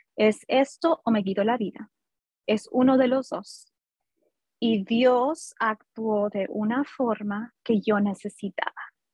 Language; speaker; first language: Spanish; early bilingual, heritage; Spanish